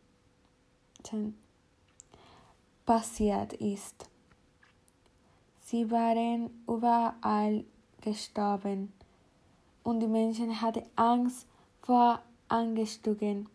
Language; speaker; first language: German; non-native, learner; Spanish